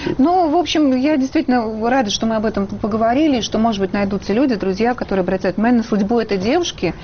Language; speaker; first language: Russian; native; Russian